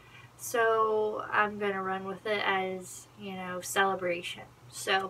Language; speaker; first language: English; native; English